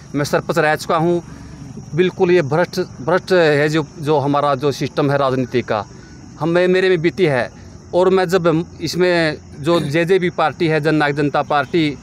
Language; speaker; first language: Hindi; native; Hindi